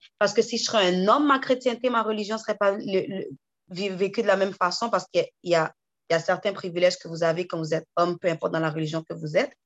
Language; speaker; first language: French; early bilingual, heritage; French